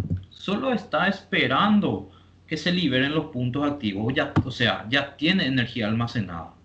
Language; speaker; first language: Spanish; native; Spanish